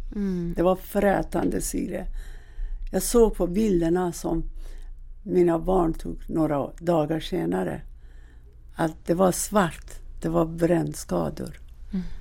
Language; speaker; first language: Swedish; non-native, fluent; Persian